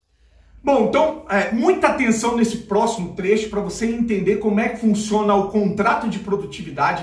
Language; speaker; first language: Portuguese; native; Portuguese